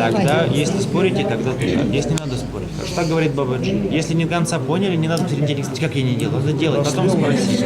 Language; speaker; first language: Russian; native; Russian